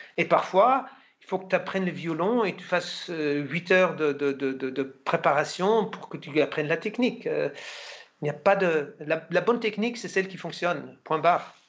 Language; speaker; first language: French; non-native, fluent; German